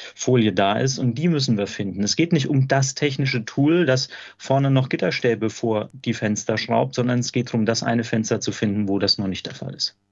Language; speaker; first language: German; native; German